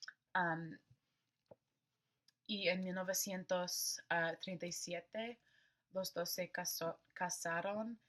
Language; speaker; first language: Spanish; non-native, learner; English